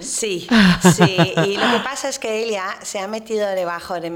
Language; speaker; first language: Spanish; non-native, fluent; English